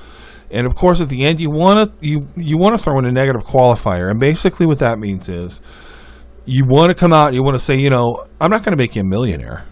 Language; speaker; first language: English; native; English